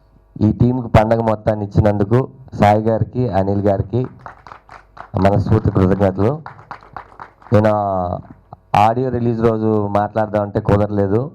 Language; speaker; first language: Telugu; native; Telugu